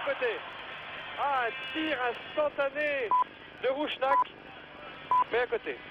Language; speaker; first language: French; native; French